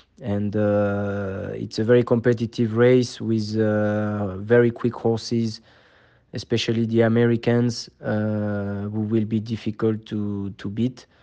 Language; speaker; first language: English; non-native, fluent; French